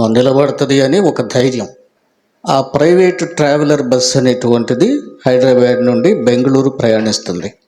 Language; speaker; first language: Telugu; native; Telugu